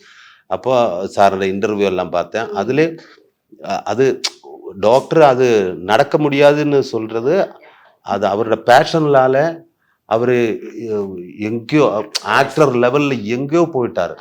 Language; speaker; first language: Tamil; non-native, learner; Malayalam